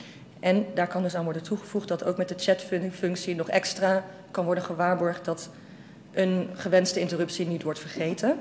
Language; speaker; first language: Dutch; native; Dutch